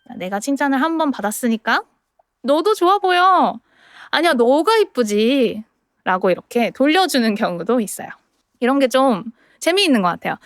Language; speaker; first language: Korean; native; Korean